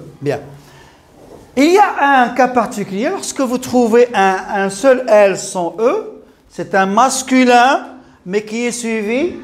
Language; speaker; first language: French; non-native, local second language; Arabic